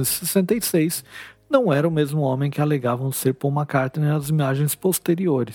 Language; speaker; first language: Portuguese; native; Portuguese